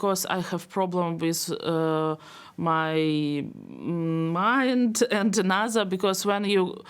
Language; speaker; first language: English; non-native, learner; Belarusian